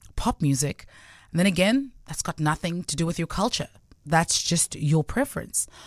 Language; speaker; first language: English; non-native, local second language; Southern Sotho